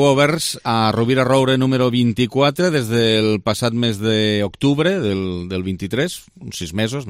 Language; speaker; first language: Catalan; native; Catalan